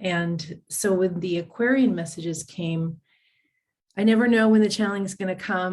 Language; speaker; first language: English; native; English